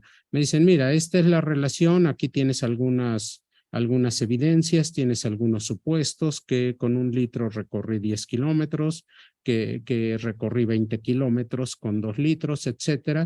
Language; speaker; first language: Spanish; native; Spanish